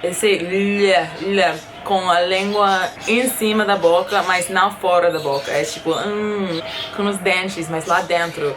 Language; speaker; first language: Portuguese; non-native, fluent; English